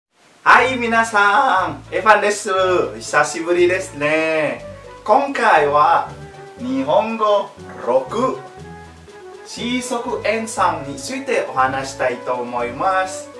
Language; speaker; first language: Japanese; non-native, learner; Indonesian